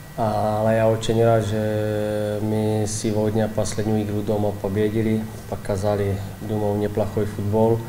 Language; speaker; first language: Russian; non-native, learner; Czech